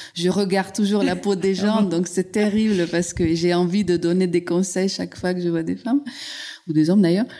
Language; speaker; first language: French; non-native, fluent; Hungarian